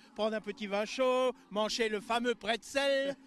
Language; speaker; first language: French; native; French